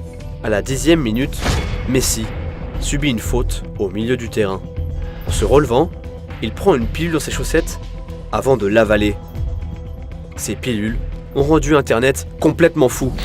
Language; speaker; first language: French; native; French